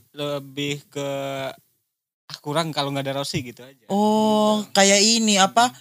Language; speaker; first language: Indonesian; native; Indonesian